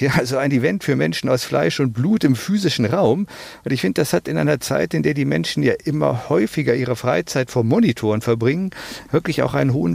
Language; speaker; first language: German; native; German